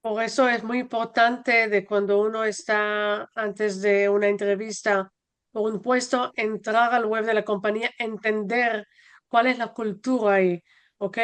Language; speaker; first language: Spanish; non-native, fluent; Hebrew